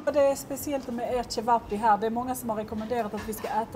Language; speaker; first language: Swedish; native; Swedish